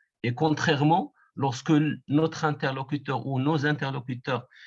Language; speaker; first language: French; non-native, local second language; Arabic